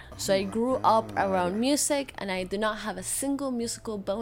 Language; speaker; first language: English; non-native, fluent; Spanish